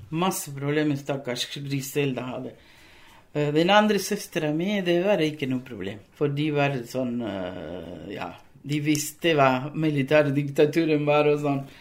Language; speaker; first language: Norwegian; non-native, fluent; Spanish